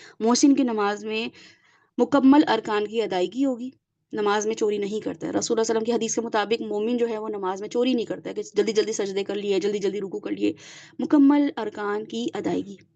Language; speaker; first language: Urdu; native; Urdu